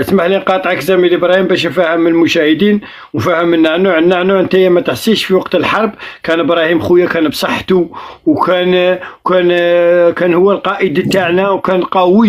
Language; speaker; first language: Arabic; native; Arabic